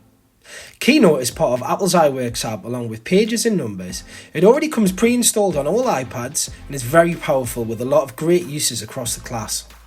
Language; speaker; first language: English; native; English